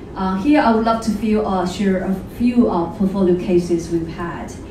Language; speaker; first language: English; non-native, fluent; Chinese